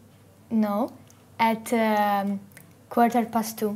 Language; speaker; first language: English; non-native, learner; Italian